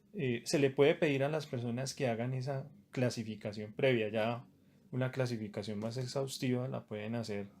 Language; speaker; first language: Spanish; native; Spanish